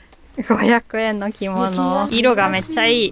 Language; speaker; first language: Japanese; non-native, fluent; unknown